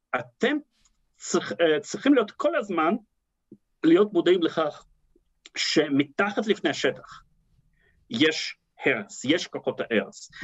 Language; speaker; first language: Hebrew; non-native, fluent; Russian